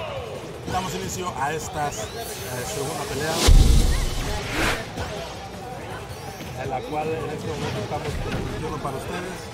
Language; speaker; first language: Spanish; native; Spanish